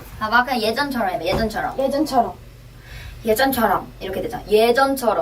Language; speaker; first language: Korean; native; Korean